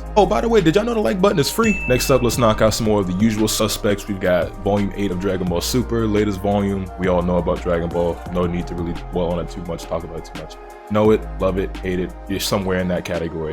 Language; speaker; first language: English; native; English